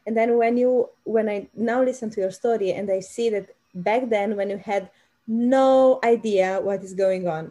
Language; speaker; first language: English; non-native, fluent; Romanian